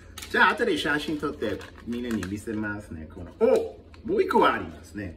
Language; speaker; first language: Japanese; non-native, fluent; English